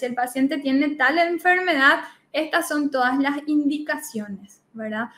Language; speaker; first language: Spanish; native; Spanish